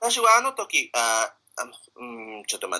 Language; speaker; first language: Japanese; non-native, learner; Spanish